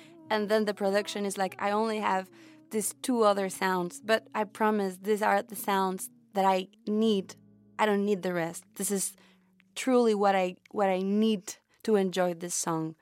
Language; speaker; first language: English; non-native, fluent; Spanish